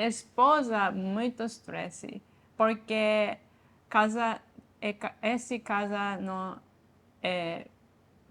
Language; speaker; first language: Portuguese; non-native, learner; Japanese